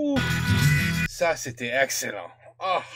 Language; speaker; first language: French; non-native, learner; English